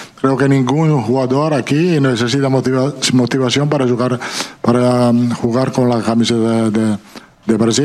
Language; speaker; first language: Spanish; non-native, fluent; Italian